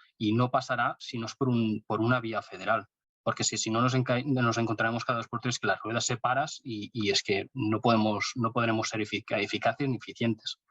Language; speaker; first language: Spanish; native; Spanish